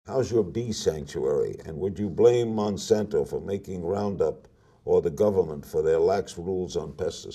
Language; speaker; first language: English; native; English